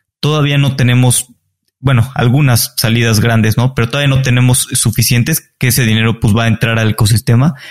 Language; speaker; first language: Spanish; native; Spanish